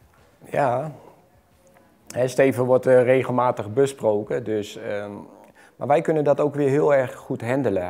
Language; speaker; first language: Dutch; native; Dutch